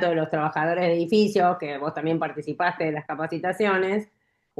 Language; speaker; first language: Spanish; native; Spanish